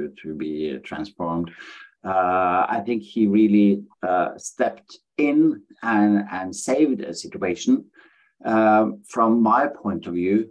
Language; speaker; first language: English; non-native, fluent; Norwegian